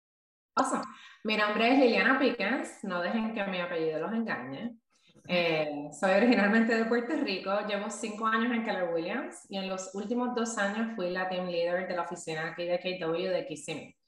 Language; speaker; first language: Spanish; native; Spanish